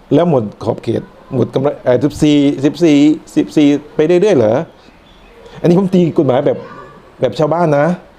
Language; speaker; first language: Thai; non-native, local second language; Northern Khmer